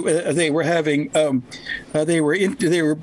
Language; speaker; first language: English; native; English